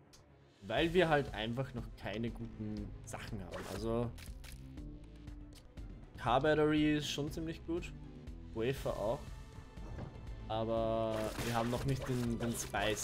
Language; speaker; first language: German; native; German